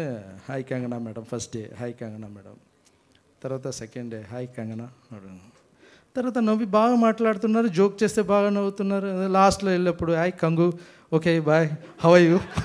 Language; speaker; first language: Telugu; non-native, fluent; Tamil